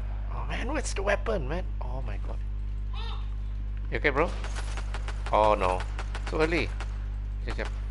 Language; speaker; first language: English; non-native, local second language; Malay